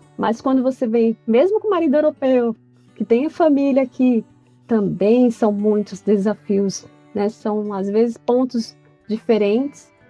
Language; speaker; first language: Portuguese; native; Portuguese